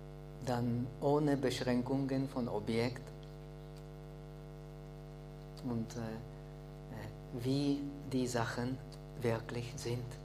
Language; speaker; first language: German; non-native, fluent; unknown